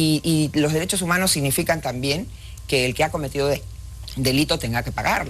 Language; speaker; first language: Spanish; native; Spanish